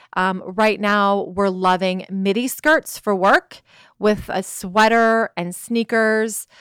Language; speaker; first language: English; native; English